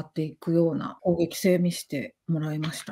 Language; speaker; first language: Japanese; native; Japanese